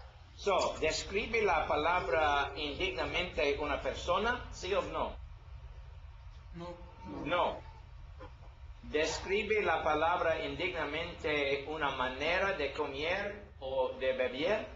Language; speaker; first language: Spanish; non-native, learner; English